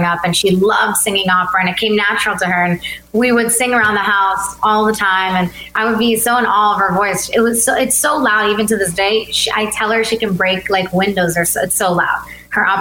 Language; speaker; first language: English; early bilingual, other home language; Albanian